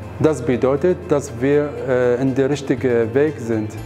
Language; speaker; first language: German; non-native, fluent; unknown